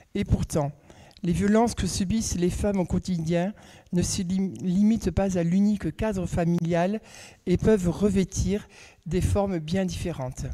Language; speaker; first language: French; native; French